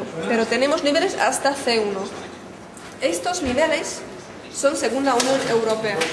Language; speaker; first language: Spanish; non-native, fluent; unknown